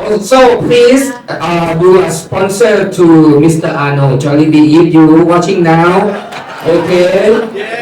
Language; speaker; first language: English; non-native, learner; Thai